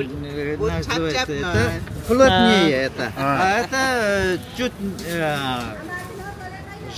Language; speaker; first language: Russian; non-native, learner; Uzbek